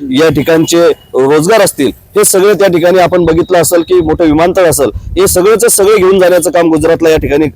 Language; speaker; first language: Marathi; native; Marathi